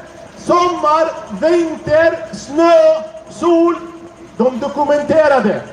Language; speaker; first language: Swedish; non-native, fluent; Arabic